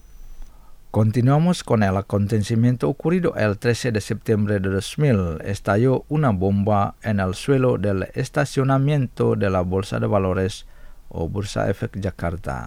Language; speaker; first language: Spanish; non-native, fluent; Indonesian